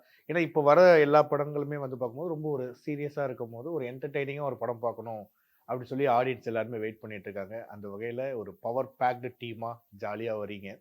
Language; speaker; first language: Tamil; native; Tamil